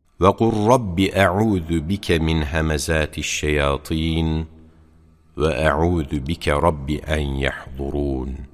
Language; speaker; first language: Turkish; native; Turkish